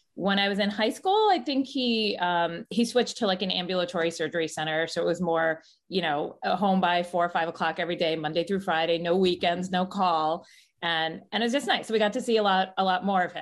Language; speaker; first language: English; native; English